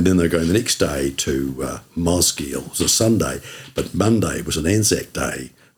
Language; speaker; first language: English; native; English